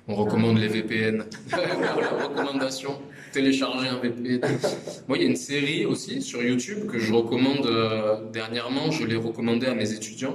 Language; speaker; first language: French; native; French